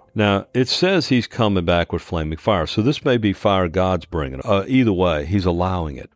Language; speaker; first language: English; native; English